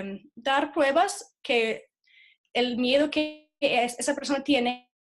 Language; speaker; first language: Spanish; non-native, fluent; English